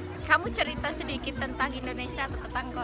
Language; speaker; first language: Indonesian; native; Indonesian